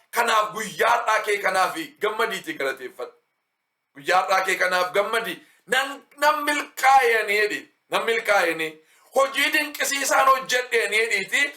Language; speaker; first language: Oromo; native; Oromo